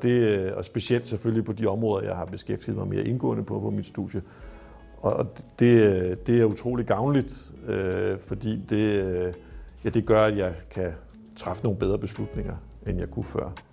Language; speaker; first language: Danish; native; Danish